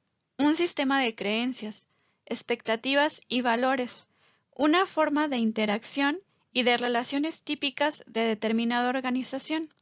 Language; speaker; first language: Spanish; native; Spanish